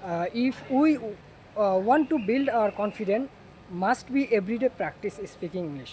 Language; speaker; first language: English; non-native, learner; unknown